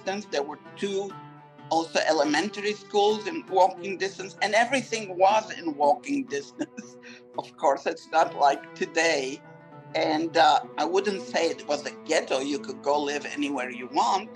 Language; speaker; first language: English; non-native, fluent; Turkish